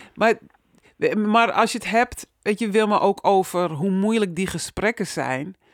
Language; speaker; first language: Dutch; native; Dutch